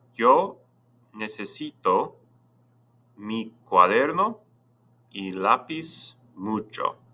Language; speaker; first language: Spanish; non-native, fluent; English